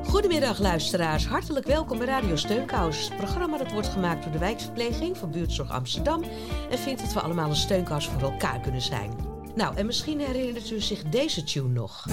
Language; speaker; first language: Dutch; native; Dutch